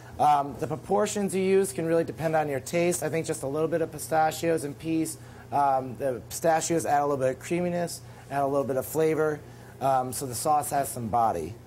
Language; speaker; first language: English; native; English